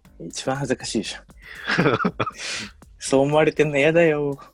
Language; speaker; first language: Japanese; native; Japanese